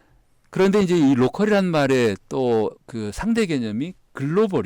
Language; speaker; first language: Korean; native; Korean